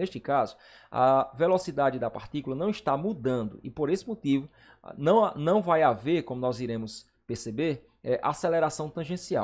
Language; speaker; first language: Portuguese; native; Portuguese